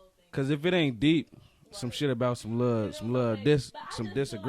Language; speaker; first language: English; native; English